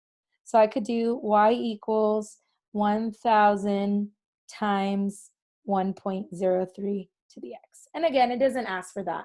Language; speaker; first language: English; native; English